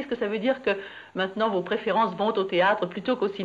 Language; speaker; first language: French; native; French